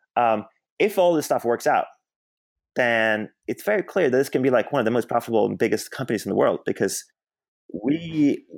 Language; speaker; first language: English; non-native, fluent; Swedish